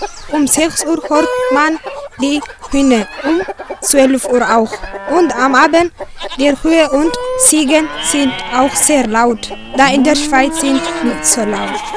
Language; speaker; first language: German; non-native, learner; Tigrinya